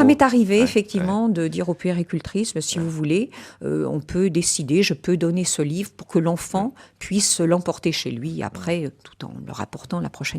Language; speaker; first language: French; native; French